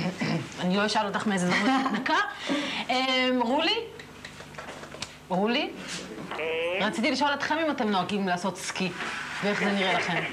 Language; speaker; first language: Hebrew; native; Hebrew